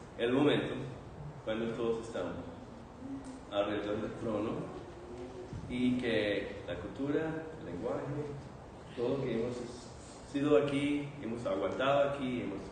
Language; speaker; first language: Spanish; non-native, fluent; English